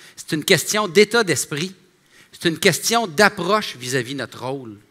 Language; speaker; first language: French; native; French